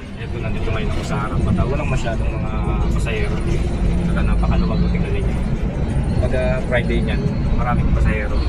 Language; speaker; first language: Filipino; non-native, local second language; Pampanga